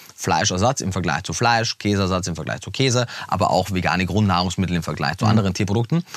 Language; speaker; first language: German; native; German